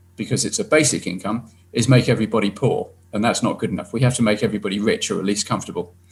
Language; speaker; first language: English; native; English